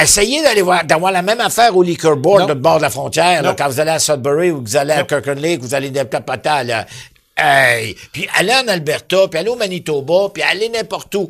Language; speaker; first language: French; native; French